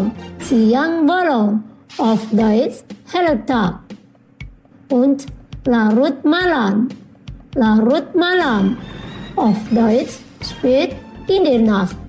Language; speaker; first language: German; non-native, fluent; Indonesian